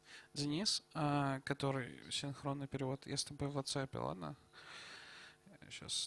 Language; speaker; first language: Russian; native; Russian